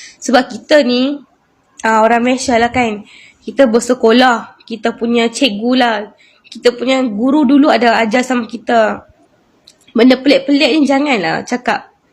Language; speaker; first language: Malay; native; Malay